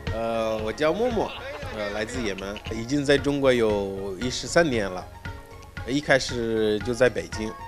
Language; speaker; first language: Chinese; non-native, fluent; Arabic